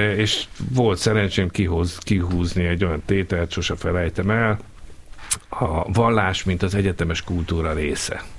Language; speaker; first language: Hungarian; native; Hungarian